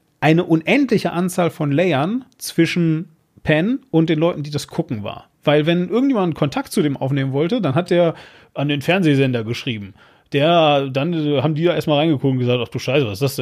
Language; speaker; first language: German; native; German